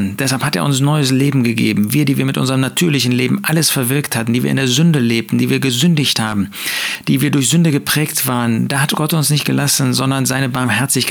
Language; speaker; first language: German; native; German